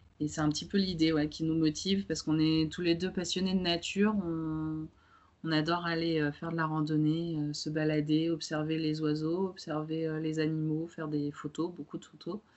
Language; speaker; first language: French; early bilingual, other home language; Romanian